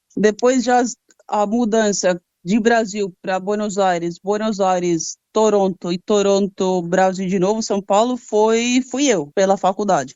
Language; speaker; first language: Portuguese; early bilingual, other home language; Spanish